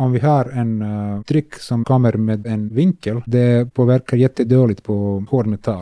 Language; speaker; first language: Swedish; non-native, learner; Serbian